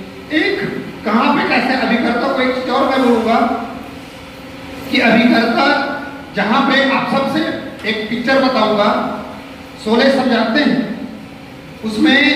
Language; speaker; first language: Hindi; native; Hindi